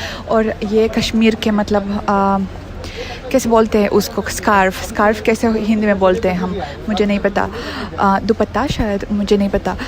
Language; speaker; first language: Hindi; non-native, fluent; Russian